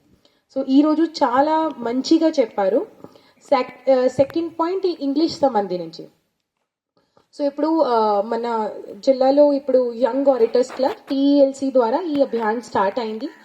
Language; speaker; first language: Telugu; non-native, learner; Hindi